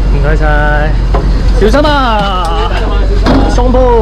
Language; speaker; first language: Chinese; native; Chinese